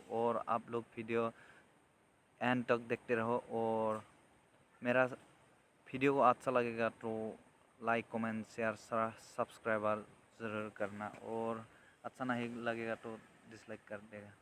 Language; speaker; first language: Hindi; non-native, local second language; Bodo